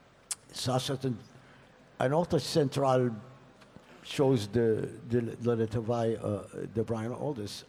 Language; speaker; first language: French; non-native, learner; English